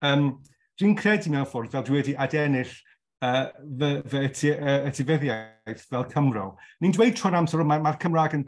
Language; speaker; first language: Welsh; non-native, local second language; English